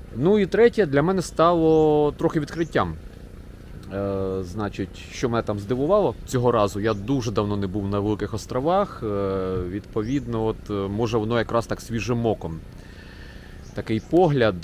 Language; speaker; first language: Ukrainian; native; Ukrainian